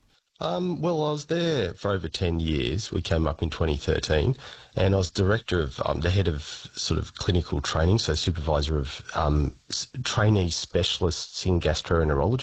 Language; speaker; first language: English; native; English